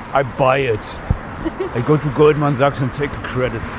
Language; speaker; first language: English; non-native, fluent; German